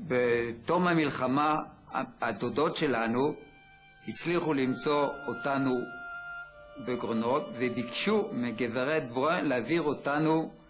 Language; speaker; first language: Hebrew; early bilingual, other home language; French